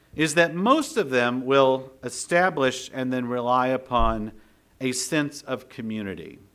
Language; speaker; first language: English; native; English